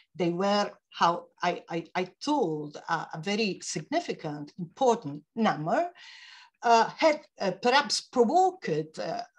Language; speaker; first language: English; non-native, fluent; Italian